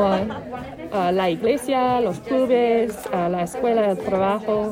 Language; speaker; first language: Spanish; non-native, learner; English